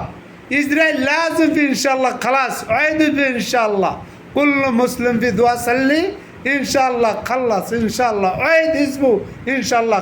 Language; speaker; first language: Arabic; non-native, learner; Bangla